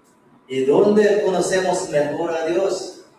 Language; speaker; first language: Spanish; non-native, fluent; Korean